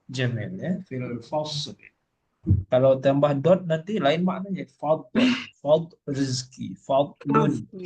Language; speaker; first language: Malay; native; Malay